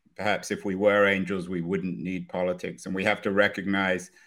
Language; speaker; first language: English; native; English